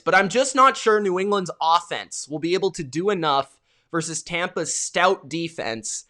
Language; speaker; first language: English; native; English